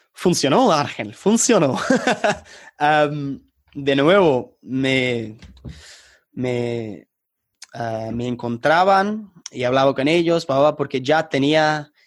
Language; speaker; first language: Spanish; non-native, fluent; English